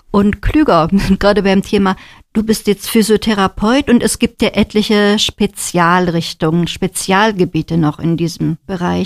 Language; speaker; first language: German; native; German